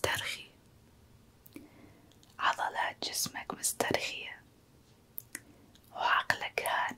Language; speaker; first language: Arabic; native; Arabic